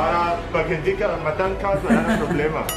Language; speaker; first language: Filipino; non-native, learner; Arabic